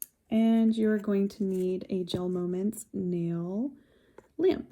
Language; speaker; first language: English; native; English